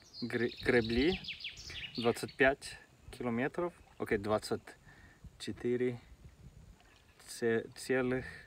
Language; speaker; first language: Russian; non-native, learner; Finnish